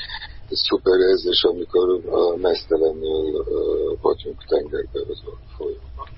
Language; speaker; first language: Hungarian; non-native, fluent; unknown